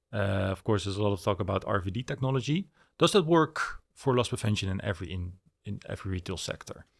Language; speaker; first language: English; non-native, fluent; Dutch